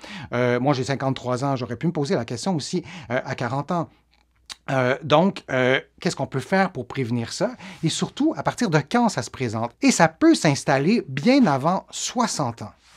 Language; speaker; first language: French; native; French